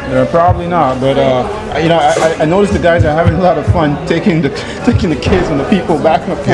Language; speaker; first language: English; native; English